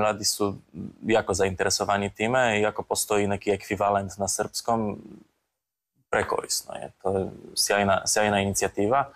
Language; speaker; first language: Serbian; non-native, fluent; Polish